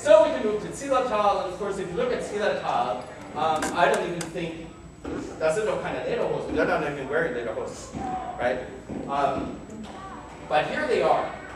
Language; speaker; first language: English; native; English